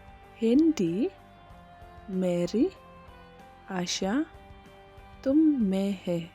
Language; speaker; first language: Hindi; non-native, local second language; Khasi